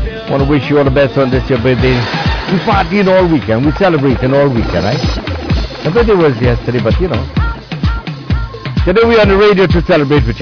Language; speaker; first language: English; native; English